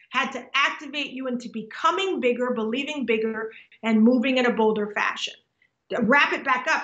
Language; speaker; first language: English; native; English